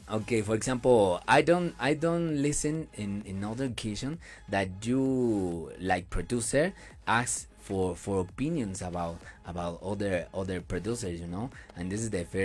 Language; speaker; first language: English; non-native, learner; Spanish